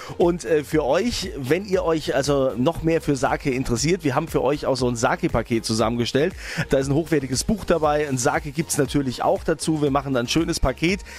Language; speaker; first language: German; native; German